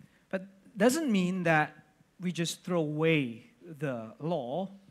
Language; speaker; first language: English; non-native, fluent; Indonesian